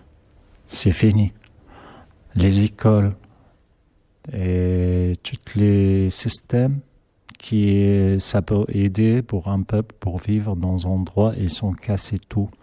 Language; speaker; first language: French; non-native, learner; Arabic